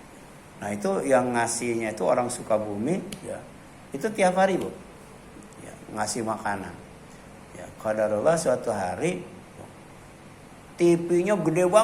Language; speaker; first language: Indonesian; native; Indonesian